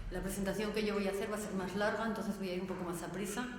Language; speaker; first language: Spanish; non-native, fluent; French